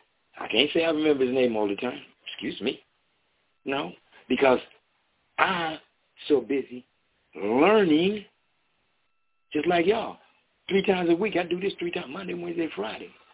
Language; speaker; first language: English; native; English